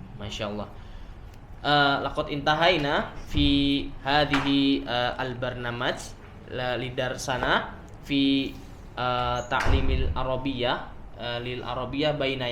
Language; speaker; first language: Arabic; non-native, fluent; Indonesian